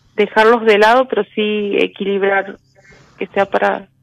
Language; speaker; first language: Spanish; native; Spanish